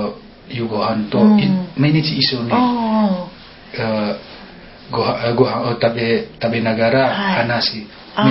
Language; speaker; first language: Japanese; non-native, learner; Indonesian